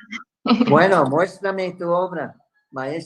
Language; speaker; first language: Spanish; non-native, fluent; English